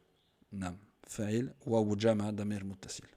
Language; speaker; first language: Arabic; non-native, fluent; French